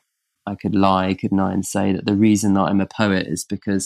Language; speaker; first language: English; native; English